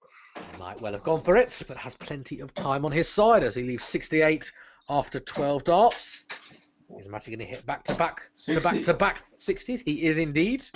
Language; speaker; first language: English; native; English